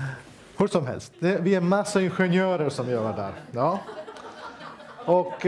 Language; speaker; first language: Swedish; non-native, fluent; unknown